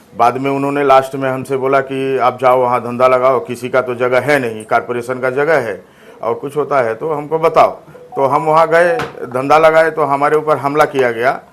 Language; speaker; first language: Hindi; native; Hindi